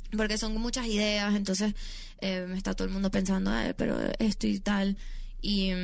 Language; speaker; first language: Spanish; native; Spanish